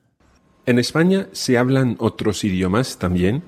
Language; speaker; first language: Spanish; non-native, fluent; English